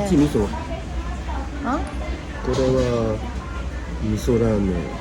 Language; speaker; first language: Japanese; non-native, learner; Thai